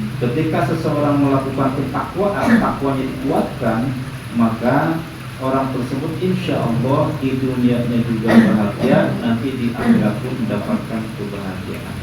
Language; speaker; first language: Indonesian; native; Indonesian